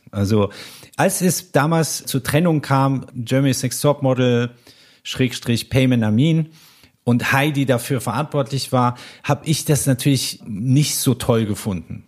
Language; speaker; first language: German; early bilingual, other home language; Persian